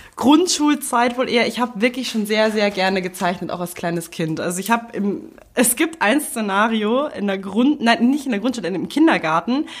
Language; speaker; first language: German; native; German